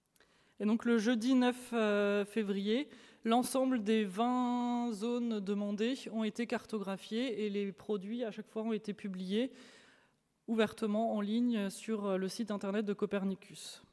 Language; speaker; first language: French; native; French